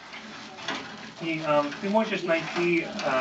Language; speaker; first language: Russian; non-native, learner; English